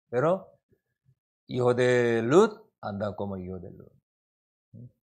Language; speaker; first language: Spanish; non-native, learner; Korean